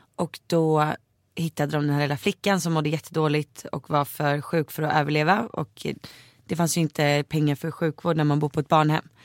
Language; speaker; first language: Swedish; native; Swedish